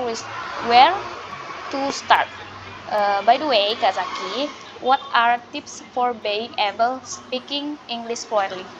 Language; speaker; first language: English; non-native, learner; Indonesian